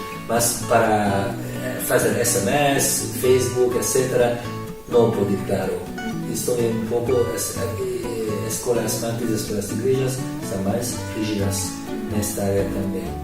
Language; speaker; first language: Portuguese; non-native, fluent; Hungarian